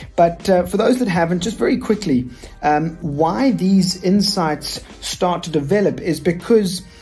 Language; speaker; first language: English; native; English